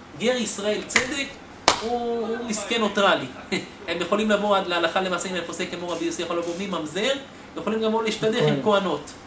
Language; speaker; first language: Hebrew; native; Hebrew